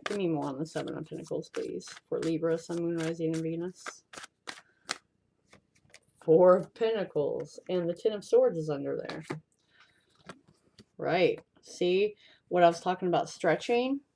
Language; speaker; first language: English; native; English